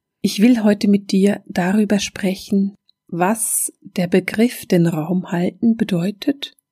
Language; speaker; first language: German; native; German